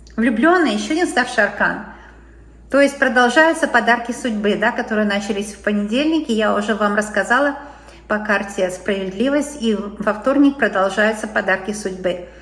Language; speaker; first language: Russian; native; Russian